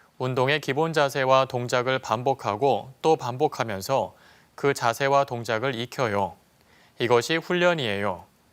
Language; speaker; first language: Korean; native; Korean